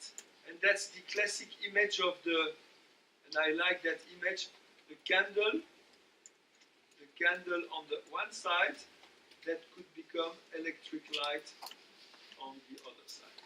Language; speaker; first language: English; non-native, fluent; French